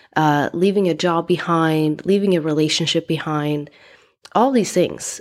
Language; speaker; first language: English; non-native, fluent; Swedish